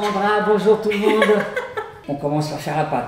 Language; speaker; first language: French; native; French